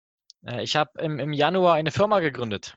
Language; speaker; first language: German; native; German